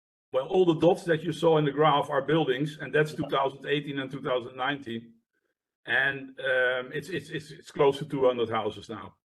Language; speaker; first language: English; non-native, fluent; Dutch